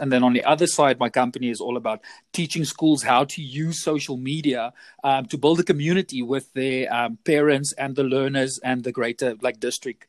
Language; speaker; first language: English; non-native, local second language; Afrikaans